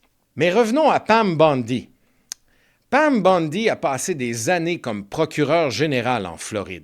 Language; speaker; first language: French; native; French